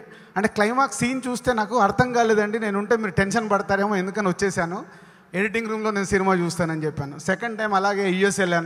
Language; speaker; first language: Telugu; native; Telugu